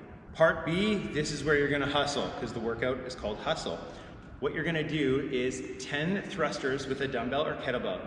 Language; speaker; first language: English; native; English